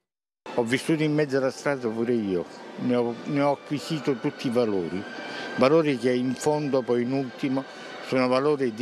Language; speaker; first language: Italian; native; Italian